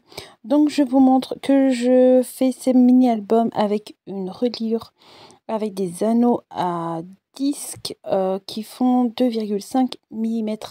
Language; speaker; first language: French; native; French